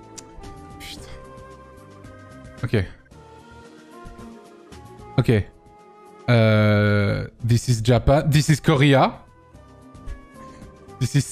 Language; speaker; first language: English; non-native, fluent; French